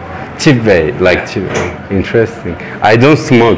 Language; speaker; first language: English; non-native, learner; Turkish